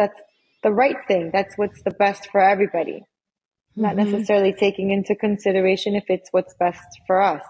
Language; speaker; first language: English; early bilingual, other home language; Spanish